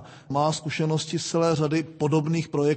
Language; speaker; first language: Czech; native; Czech